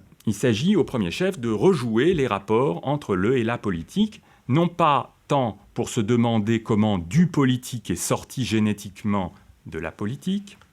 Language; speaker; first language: French; native; French